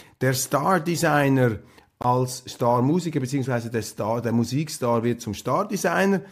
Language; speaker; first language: German; native; German